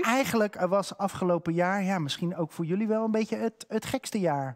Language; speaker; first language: Dutch; native; Dutch